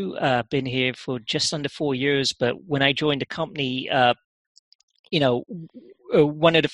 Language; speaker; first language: English; native; English